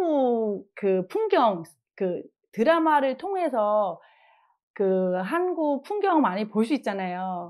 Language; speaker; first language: Korean; non-native, fluent; Vietnamese